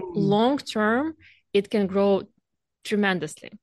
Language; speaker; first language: English; non-native, fluent; Russian